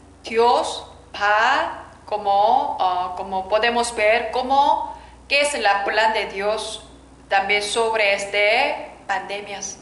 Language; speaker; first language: Spanish; non-native, learner; Korean